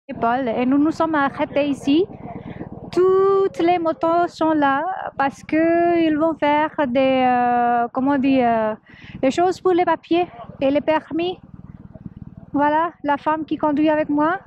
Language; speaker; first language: French; non-native, learner; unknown